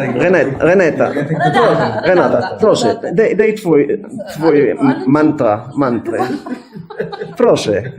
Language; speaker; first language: Polish; non-native, learner; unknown